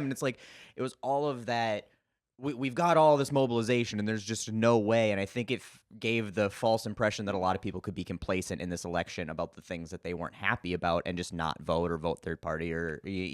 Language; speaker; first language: English; native; English